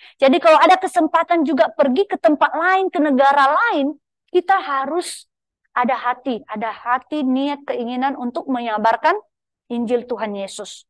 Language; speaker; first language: Indonesian; native; Indonesian